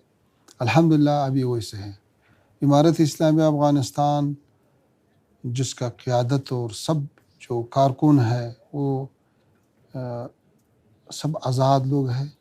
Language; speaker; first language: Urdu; non-native, learner; Pashto